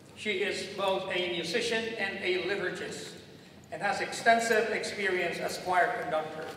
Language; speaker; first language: English; non-native, fluent; Spanish